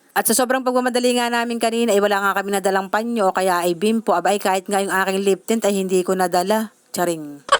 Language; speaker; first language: Filipino; native; Filipino